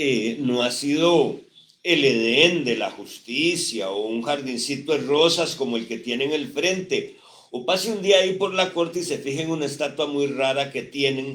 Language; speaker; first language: Spanish; native; Spanish